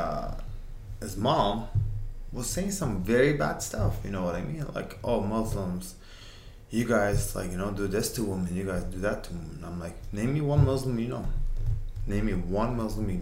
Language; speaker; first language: English; non-native, fluent; Uzbek